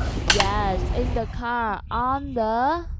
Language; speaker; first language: English; non-native, fluent; Vietnamese